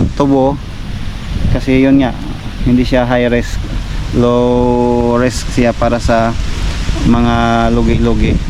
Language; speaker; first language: Filipino; non-native, local second language; Cebuano